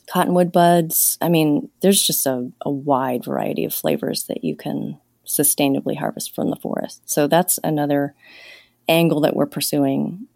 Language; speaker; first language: English; native; English